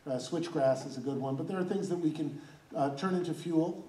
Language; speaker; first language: English; native; English